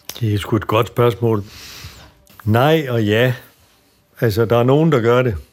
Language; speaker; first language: Danish; native; Danish